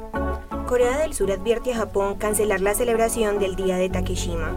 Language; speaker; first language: Spanish; native; Spanish